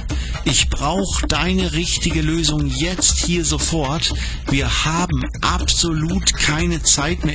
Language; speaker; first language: German; native; German